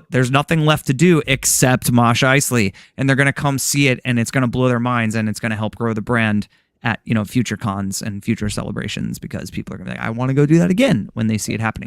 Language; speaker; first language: English; native; English